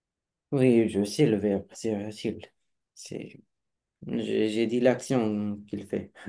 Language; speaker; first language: French; non-native, learner; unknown